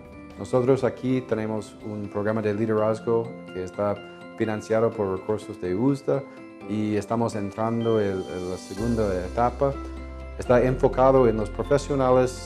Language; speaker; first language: Spanish; non-native, fluent; English